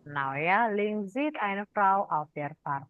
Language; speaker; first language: German; non-native, fluent; Indonesian